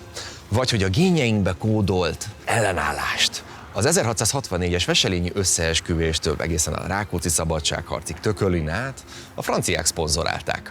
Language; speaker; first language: Hungarian; native; Hungarian